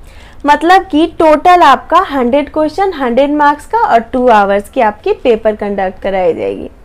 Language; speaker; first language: Hindi; native; Hindi